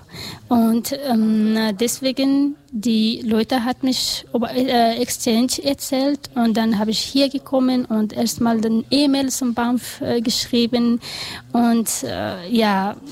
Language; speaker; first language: German; non-native, learner; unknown